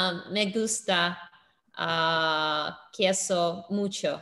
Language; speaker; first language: Spanish; non-native, learner; English